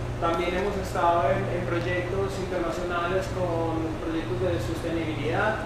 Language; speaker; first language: Spanish; native; Spanish